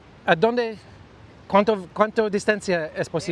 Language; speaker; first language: Spanish; non-native, learner; English